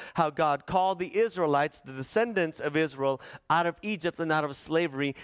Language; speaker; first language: English; early bilingual, other home language; Spanish